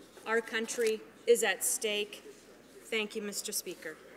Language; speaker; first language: English; native; English